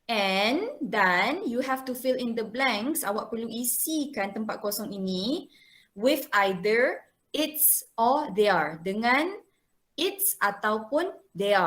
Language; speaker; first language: English; non-native, local second language; Malay